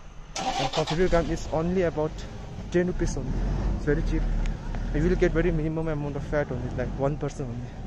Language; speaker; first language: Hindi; non-native, local second language; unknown